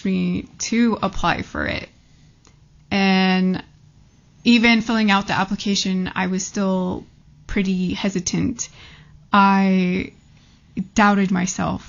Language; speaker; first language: English; native; English